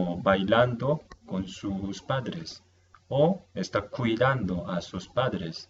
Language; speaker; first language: Spanish; non-native, fluent; Korean